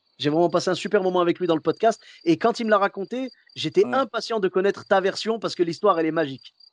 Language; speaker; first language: French; early bilingual, other home language; Arabic